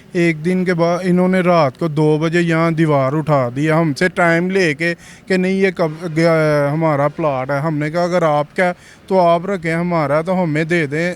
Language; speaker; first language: Urdu; non-native, local second language; Punjabi